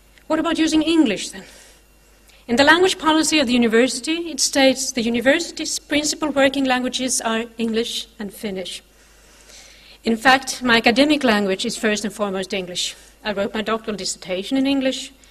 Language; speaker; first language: English; non-native, fluent; Swedish